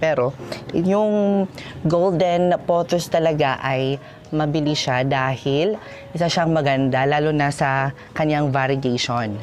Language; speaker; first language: Filipino; non-native, local second language; Waray